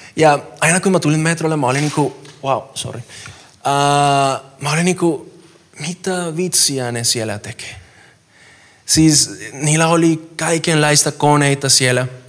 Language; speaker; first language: Finnish; non-native, fluent; Spanish